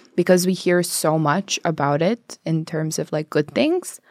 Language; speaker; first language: English; non-native, fluent; Albanian